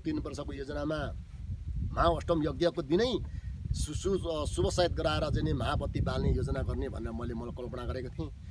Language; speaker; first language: Nepali; non-native, local second language; Limbu